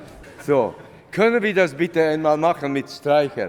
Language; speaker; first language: German; non-native, fluent; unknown